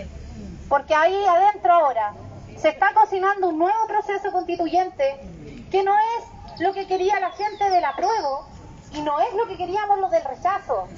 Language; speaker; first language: Spanish; native; Spanish